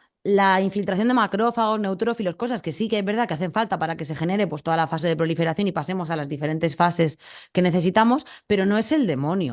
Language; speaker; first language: Spanish; native; Spanish